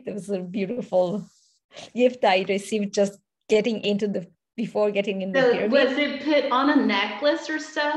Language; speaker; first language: English; non-native, fluent; Romanian